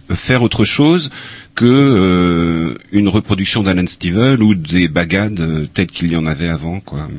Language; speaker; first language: French; native; French